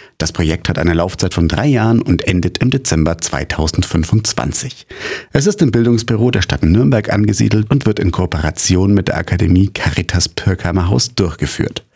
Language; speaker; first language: German; native; German